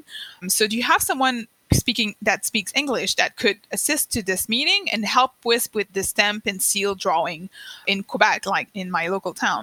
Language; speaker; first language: English; non-native, fluent; French